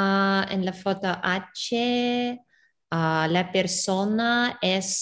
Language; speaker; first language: Spanish; non-native, learner; Russian